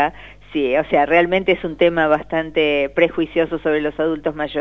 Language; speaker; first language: Spanish; native; Spanish